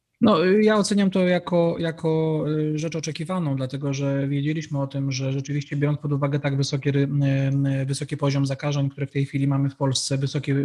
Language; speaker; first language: Polish; native; Polish